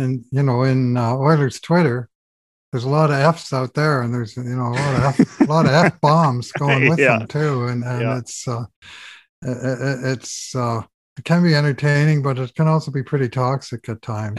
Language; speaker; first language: English; native; English